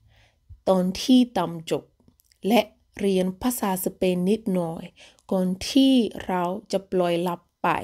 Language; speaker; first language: Thai; non-native, learner; English